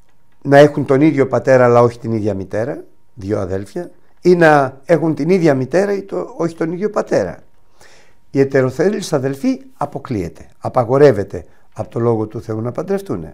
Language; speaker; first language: Greek; native; Greek